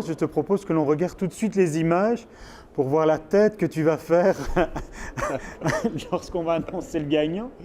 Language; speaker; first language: French; native; French